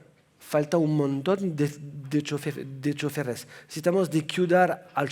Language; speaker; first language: Spanish; non-native, fluent; French